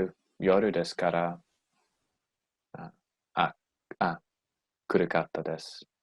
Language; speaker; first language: Japanese; non-native, learner; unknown